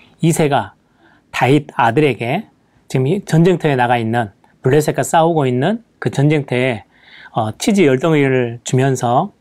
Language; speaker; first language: Korean; native; Korean